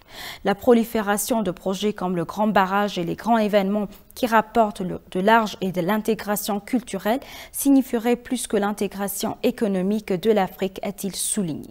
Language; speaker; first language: French; non-native, fluent; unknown